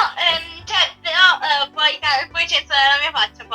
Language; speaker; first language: Italian; native; Italian